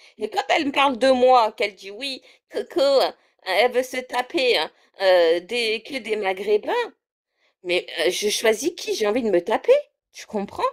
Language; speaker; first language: French; early bilingual, other home language; Portuguese